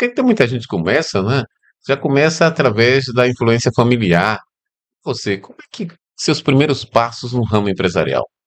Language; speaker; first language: Portuguese; native; Portuguese